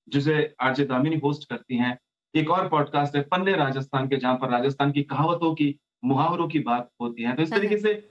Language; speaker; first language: Hindi; native; Hindi